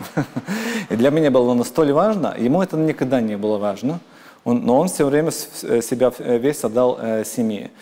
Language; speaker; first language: Russian; non-native, local second language; Latvian